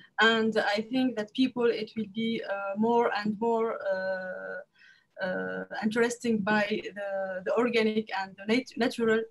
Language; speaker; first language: English; non-native, learner; French